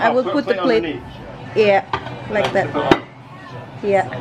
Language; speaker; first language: English; non-native, fluent; Indonesian